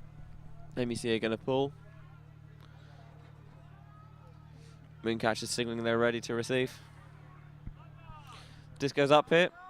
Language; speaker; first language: English; native; English